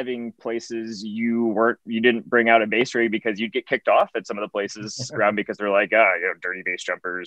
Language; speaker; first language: English; native; English